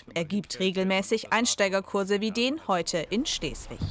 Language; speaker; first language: German; native; German